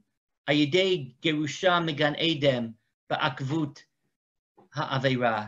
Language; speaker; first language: Hebrew; non-native, fluent; English